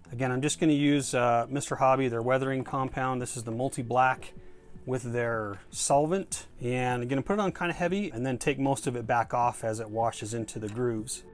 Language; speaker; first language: English; native; English